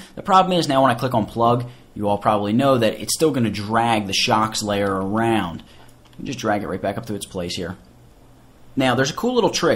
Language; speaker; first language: English; native; English